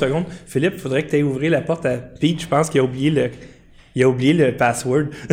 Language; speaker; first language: French; native; French